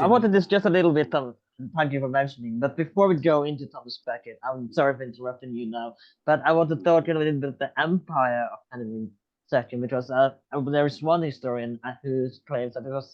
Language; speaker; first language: English; non-native, fluent; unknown